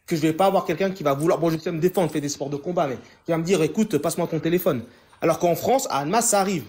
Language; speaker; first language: French; native; French